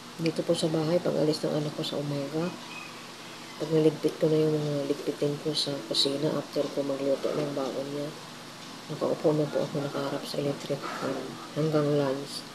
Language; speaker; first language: Filipino; native; Filipino